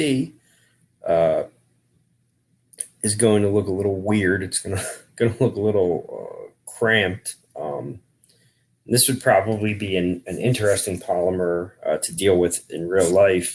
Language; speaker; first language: English; native; English